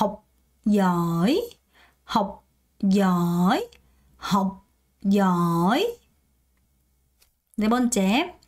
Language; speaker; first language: Vietnamese; non-native, fluent; Korean